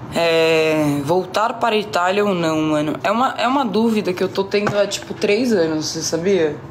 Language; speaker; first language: Portuguese; native; Portuguese